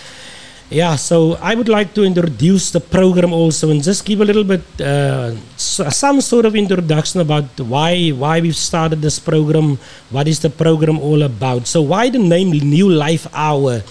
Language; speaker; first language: English; non-native, local second language; Afrikaans